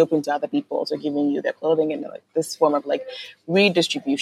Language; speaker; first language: English; non-native, local second language; Akan